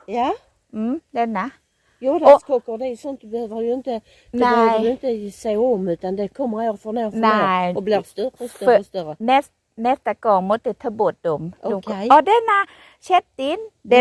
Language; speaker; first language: Swedish; non-native, learner; Thai